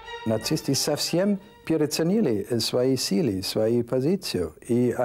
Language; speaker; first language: Russian; non-native, fluent; German